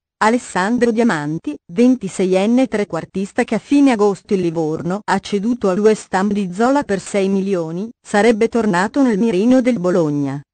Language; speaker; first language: Italian; native; Italian